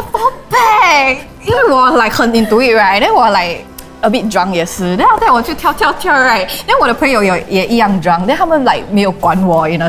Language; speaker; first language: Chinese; non-native, local second language; English